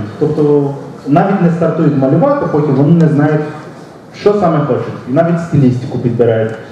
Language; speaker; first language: Ukrainian; non-native, local second language; Romanian